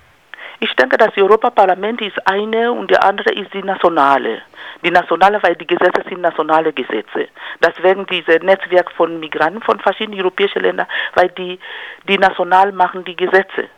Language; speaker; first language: German; non-native, fluent; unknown